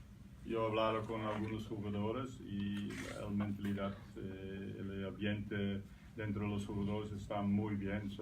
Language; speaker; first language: Spanish; non-native, learner; Dutch